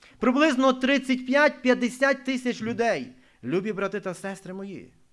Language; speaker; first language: Ukrainian; non-native, local second language; Russian